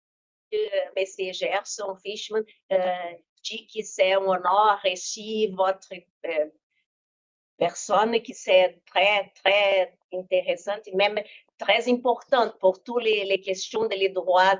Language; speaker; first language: French; non-native, learner; Portuguese